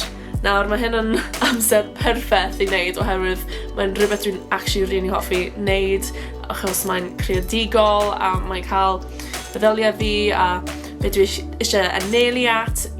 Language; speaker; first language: Welsh; non-native, local second language; English